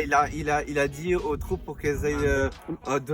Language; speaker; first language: French; native; French